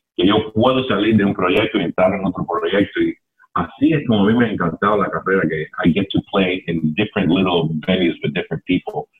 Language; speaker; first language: Spanish; early bilingual, heritage; Spanish